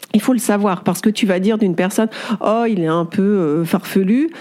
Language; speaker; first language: French; native; French